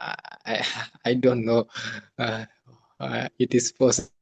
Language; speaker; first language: English; non-native, learner; Bangla